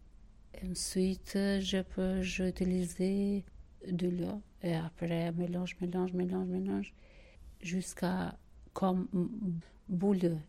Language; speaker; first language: French; non-native, learner; Albanian